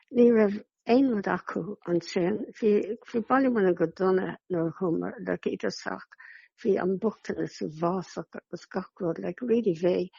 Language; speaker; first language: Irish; non-native, local second language; English